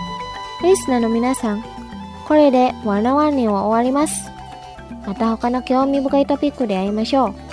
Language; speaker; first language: Japanese; non-native, fluent; Indonesian